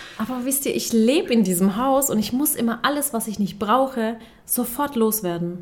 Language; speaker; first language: German; early bilingual, other home language; Turkish